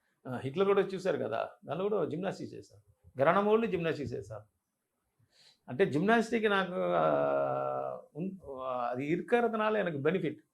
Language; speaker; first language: Telugu; non-native, learner; Tamil